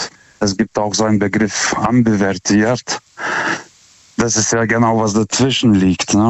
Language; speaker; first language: German; non-native, fluent; Lithuanian